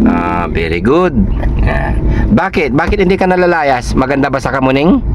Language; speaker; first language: Filipino; native; Filipino